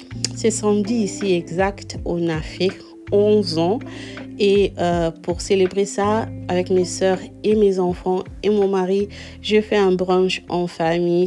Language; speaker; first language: French; non-native, local second language; Lingala